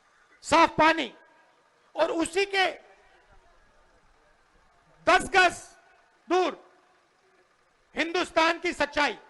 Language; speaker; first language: Hindi; native; Hindi